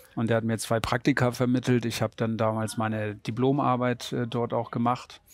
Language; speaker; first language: German; native; German